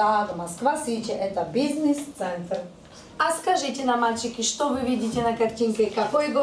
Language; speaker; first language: Russian; non-native, fluent; Slovak